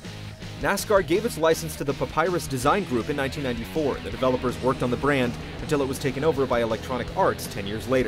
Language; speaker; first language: English; native; English